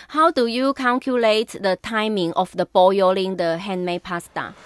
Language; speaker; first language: English; non-native, fluent; Chinese